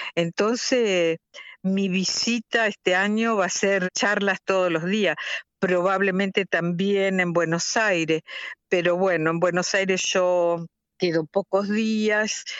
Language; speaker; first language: Spanish; native; Spanish